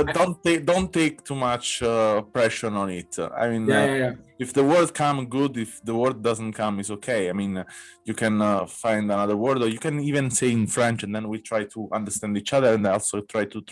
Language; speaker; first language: English; non-native, fluent; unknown